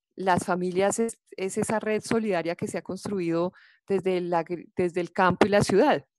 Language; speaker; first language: Spanish; native; Spanish